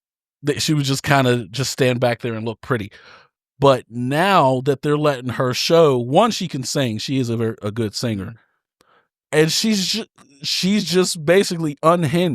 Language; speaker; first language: English; native; English